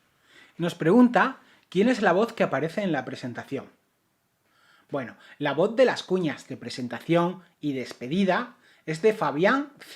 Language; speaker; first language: Spanish; native; Spanish